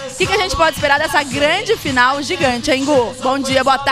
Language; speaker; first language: Portuguese; native; Portuguese